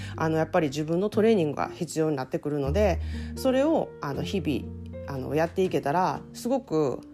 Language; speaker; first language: Japanese; native; Japanese